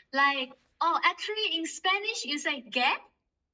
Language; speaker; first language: English; non-native, fluent; Chinese